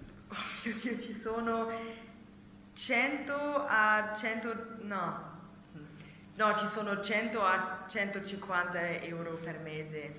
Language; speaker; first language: Italian; non-native, learner; German